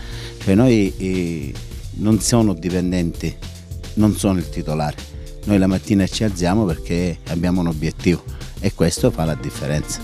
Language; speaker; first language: Italian; native; Italian